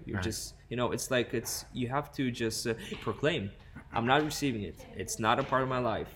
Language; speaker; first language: English; non-native, fluent; Hebrew